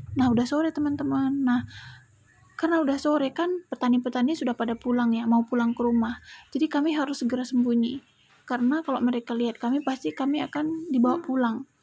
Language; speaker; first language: Indonesian; native; Indonesian